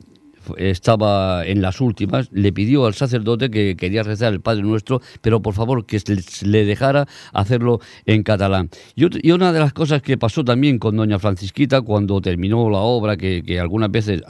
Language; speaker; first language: Spanish; native; Spanish